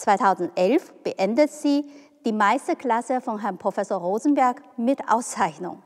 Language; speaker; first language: German; non-native, fluent; Chinese